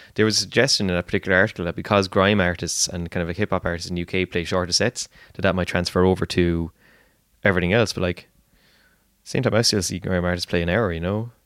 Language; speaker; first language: English; native; English